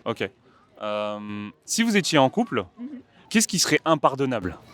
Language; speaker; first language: French; native; French